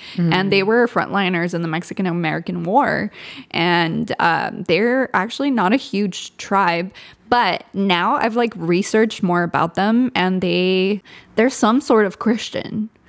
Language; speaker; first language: English; early bilingual, other home language; Spanish